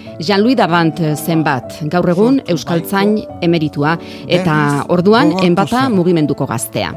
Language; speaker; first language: Basque; native; Basque